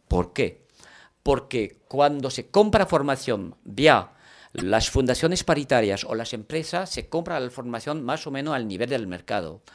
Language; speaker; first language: Spanish; early bilingual, heritage; French